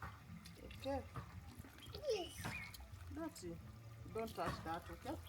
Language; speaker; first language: English; non-native, local second language; Swahili